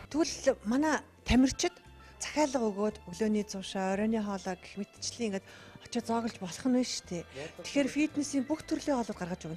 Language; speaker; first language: Mongolian; native; Mongolian